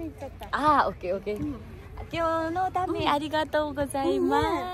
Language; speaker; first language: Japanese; non-native, learner; Nepali